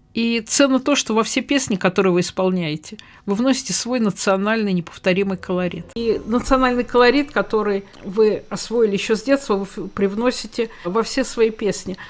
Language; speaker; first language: Russian; native; Russian